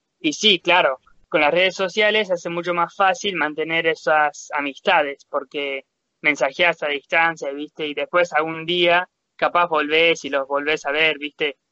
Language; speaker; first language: Spanish; early bilingual, heritage; Spanish